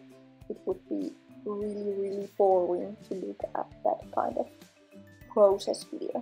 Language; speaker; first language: English; non-native, fluent; Finnish